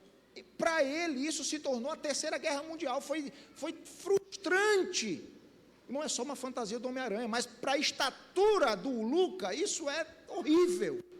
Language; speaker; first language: Portuguese; native; Portuguese